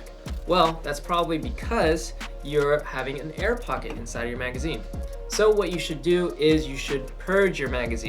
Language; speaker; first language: English; native; English